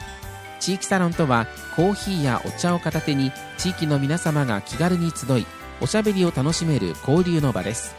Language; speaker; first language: Japanese; native; Japanese